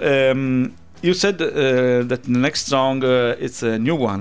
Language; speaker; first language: English; non-native, fluent; Italian